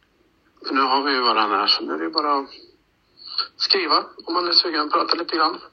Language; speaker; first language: Swedish; native; Swedish